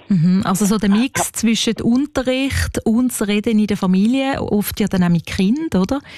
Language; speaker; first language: German; native; German